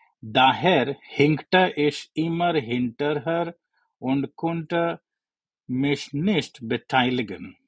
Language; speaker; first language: German; non-native, learner; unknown